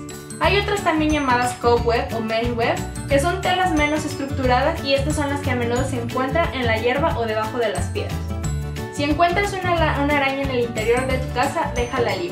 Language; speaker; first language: Spanish; native; Spanish